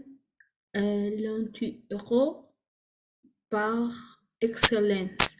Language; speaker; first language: French; non-native, learner; Spanish